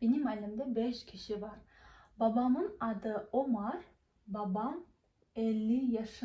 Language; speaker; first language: Turkish; non-native, fluent; Kazakh